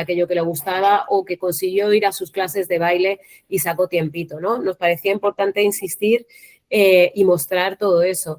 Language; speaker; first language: Spanish; native; Spanish